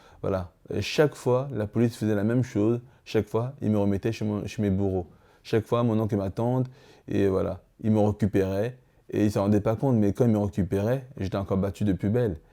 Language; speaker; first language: French; early bilingual, other home language; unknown